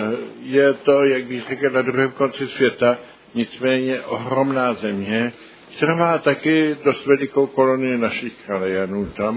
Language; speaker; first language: Czech; early bilingual, heritage; Czech